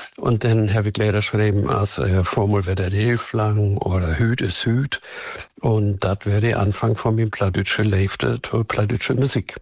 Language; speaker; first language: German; native; German